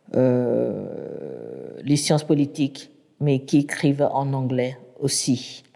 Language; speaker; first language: French; non-native, fluent; Burmese